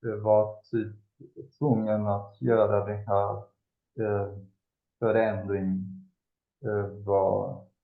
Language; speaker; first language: Swedish; non-native, fluent; Spanish